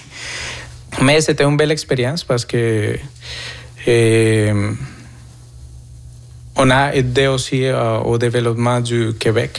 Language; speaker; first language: French; non-native, fluent; Spanish